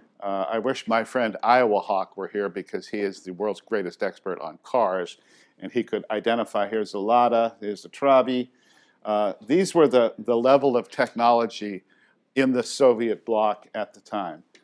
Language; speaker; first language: English; native; English